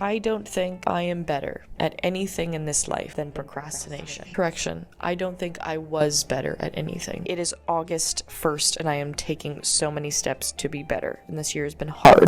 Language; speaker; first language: English; native; English